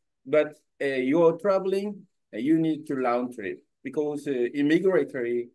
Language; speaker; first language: English; non-native, learner; Korean